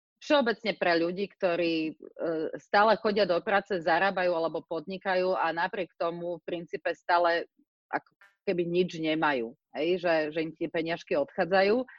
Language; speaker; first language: Slovak; native; Slovak